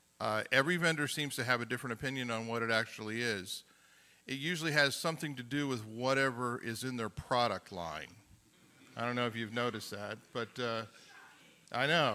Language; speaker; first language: English; native; English